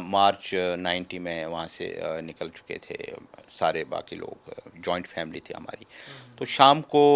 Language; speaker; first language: Hindi; native; Hindi